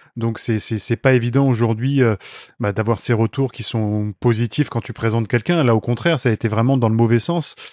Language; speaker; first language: French; native; French